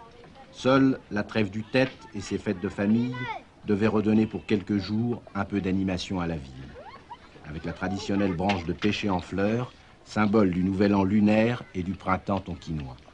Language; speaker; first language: French; native; French